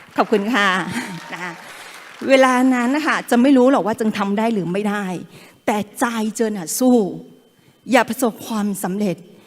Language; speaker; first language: Thai; non-native, local second language; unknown